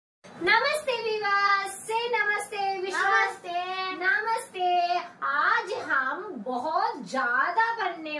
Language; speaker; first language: Hindi; non-native, local second language; Tamil